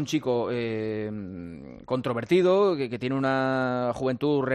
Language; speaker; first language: Spanish; native; Spanish